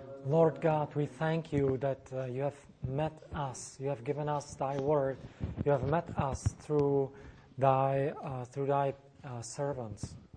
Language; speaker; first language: English; non-native, fluent; Czech